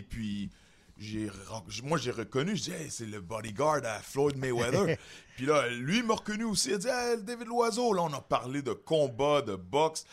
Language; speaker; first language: French; native; French